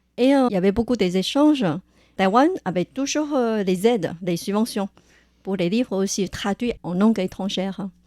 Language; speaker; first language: French; non-native, fluent; Chinese